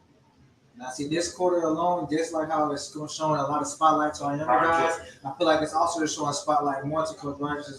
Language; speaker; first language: English; native; English